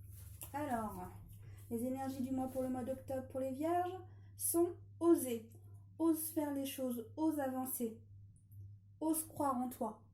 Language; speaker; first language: French; native; French